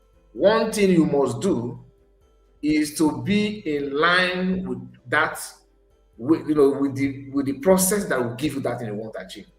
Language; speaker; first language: English; non-native, local second language; Igbo